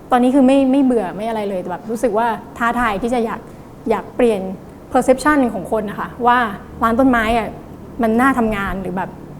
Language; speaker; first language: Thai; native; Thai